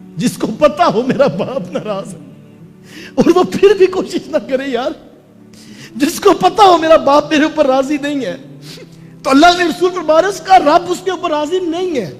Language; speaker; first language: Urdu; non-native, local second language; Punjabi